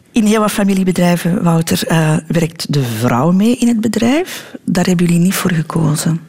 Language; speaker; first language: Dutch; native; Dutch